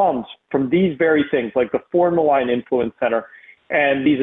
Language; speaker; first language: English; native; English